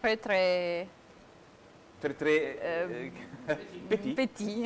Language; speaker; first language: French; non-native, fluent; Italian